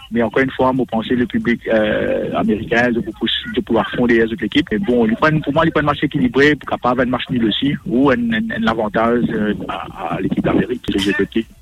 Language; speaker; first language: French; non-native, local second language; Morisyen